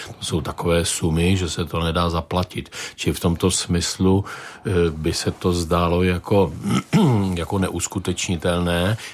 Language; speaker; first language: Czech; native; Czech